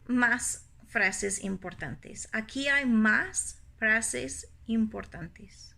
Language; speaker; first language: Spanish; non-native, fluent; English